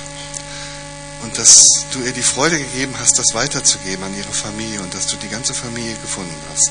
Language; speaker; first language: German; non-native, learner; Persian